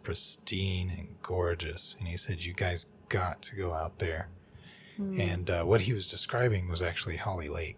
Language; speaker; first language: English; native; English